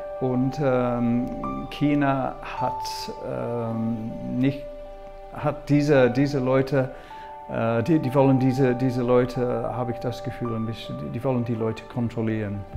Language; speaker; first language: German; non-native, fluent; English